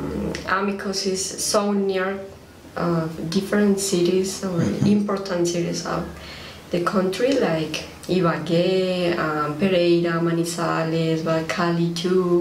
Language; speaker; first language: English; non-native, learner; Spanish